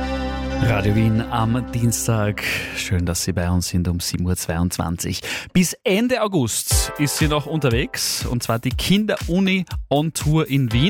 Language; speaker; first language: German; native; German